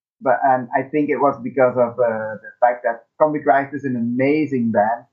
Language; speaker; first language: English; non-native, fluent; Dutch